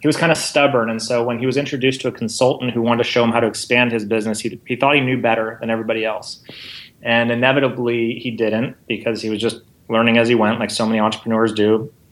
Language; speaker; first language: English; native; English